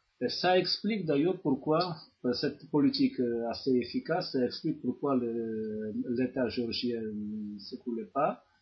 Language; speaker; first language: French; non-native, fluent; Georgian